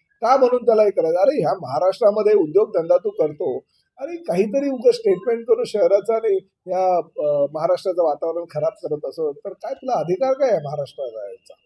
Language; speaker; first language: Marathi; native; Marathi